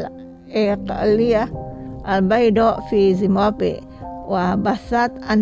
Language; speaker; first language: Arabic; non-native, fluent; Indonesian